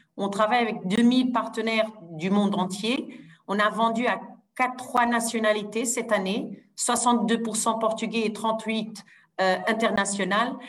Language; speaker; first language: French; non-native, fluent; Portuguese